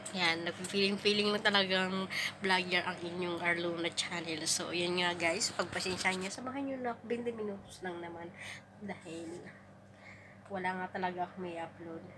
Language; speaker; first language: Filipino; non-native, local second language; Waray